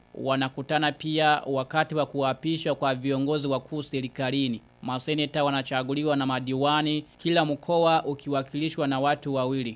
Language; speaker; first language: Swahili; non-native, local second language; Rundi